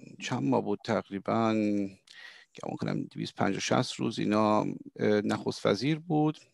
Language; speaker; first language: Persian; early bilingual, heritage; Persian